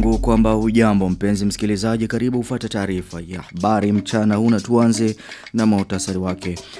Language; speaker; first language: Swahili; non-native, local second language; Rundi